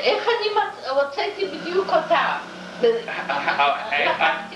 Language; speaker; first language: Hebrew; non-native, fluent; Yiddish